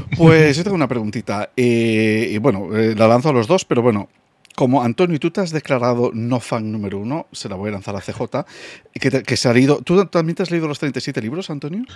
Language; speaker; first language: Spanish; non-native, fluent; English